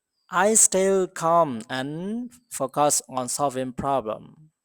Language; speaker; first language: English; non-native, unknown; Burmese